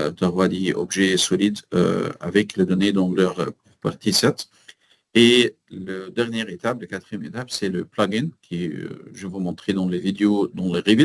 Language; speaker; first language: French; non-native, learner; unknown